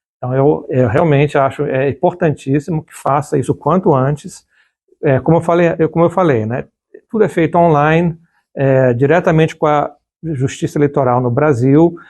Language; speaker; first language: Portuguese; native; Portuguese